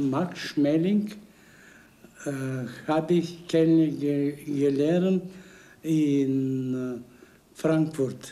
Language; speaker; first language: German; non-native, learner; Bulgarian